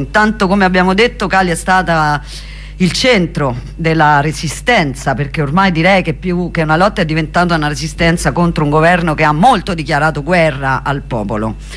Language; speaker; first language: Italian; native; Italian